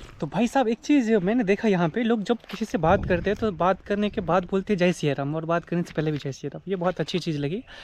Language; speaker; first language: Hindi; native; Hindi